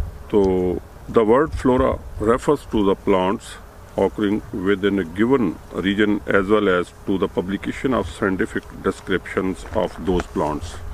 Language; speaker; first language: Urdu; native; Urdu